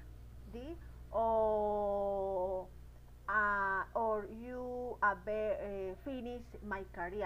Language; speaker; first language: English; non-native, learner; Spanish